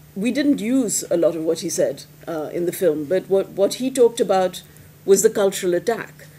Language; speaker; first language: English; non-native, local second language; Hindi